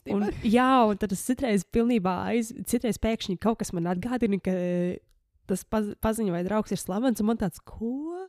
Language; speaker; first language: Latvian; native; Latvian